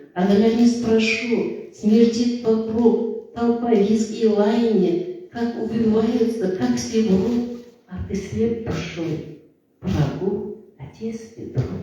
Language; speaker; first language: Russian; non-native, local second language; Kazakh